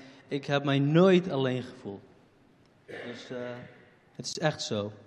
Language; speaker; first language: Dutch; non-native, fluent; Kurdish